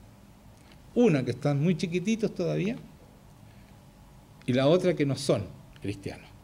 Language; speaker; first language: Spanish; native; Spanish